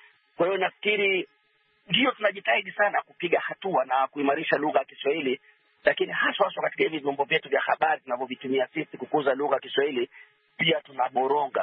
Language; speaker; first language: Swahili; native; Swahili